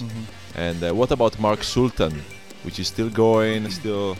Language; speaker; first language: English; non-native, fluent; Italian